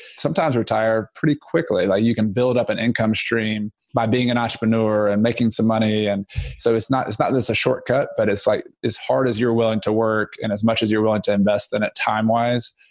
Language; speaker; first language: English; native; English